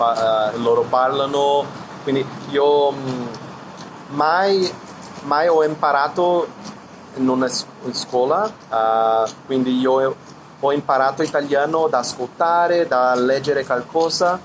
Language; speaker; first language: Italian; non-native, learner; Portuguese